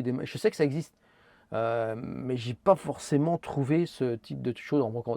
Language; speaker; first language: French; native; French